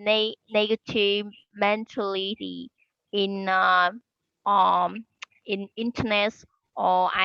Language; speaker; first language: English; non-native, learner; Vietnamese